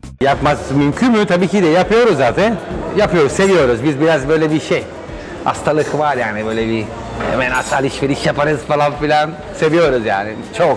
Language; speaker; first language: Turkish; non-native, learner; Italian